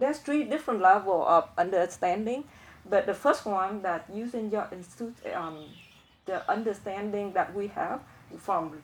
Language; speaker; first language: English; non-native, fluent; Vietnamese